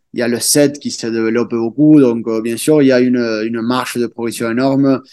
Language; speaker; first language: French; non-native, fluent; Spanish